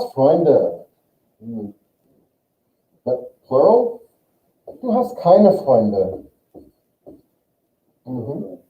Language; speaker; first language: German; non-native, fluent; English